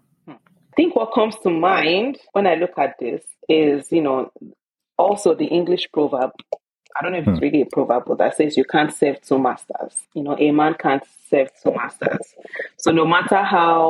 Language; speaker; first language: English; non-native, local second language; Yoruba